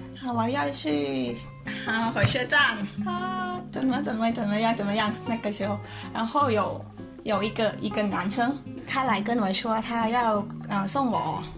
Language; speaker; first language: Chinese; non-native, learner; Thai